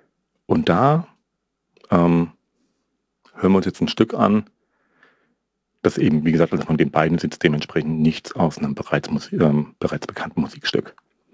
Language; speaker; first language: German; native; German